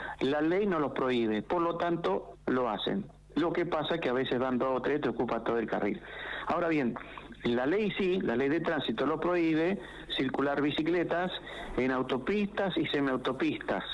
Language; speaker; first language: Spanish; native; Spanish